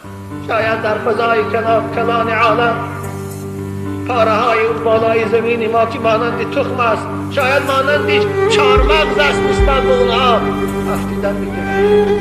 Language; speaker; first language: Persian; native; Persian